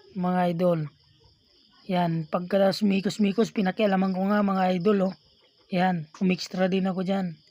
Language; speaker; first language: Filipino; non-native, local second language; Bikol